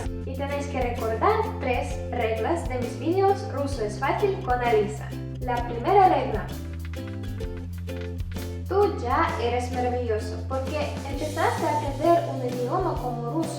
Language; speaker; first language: Spanish; non-native, fluent; Russian